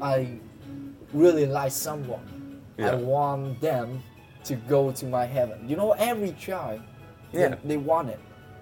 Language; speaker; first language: English; non-native, learner; Vietnamese